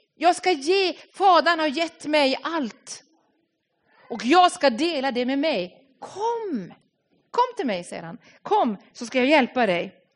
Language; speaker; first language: Swedish; non-native, fluent; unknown